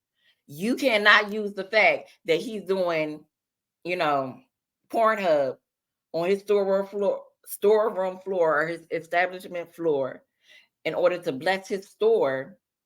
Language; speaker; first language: English; native; English